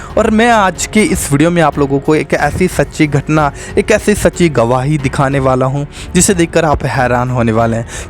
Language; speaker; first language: Hindi; native; Hindi